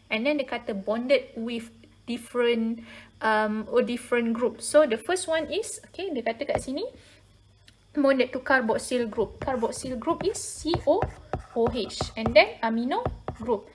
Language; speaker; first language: English; non-native, local second language; Malay